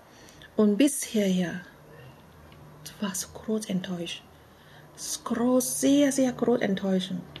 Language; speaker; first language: German; non-native, learner; Vietnamese